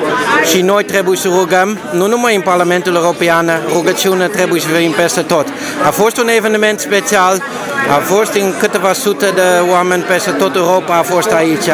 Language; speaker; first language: Romanian; non-native, learner; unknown